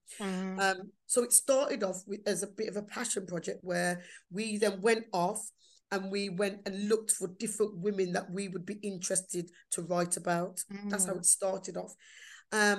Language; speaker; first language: English; native; English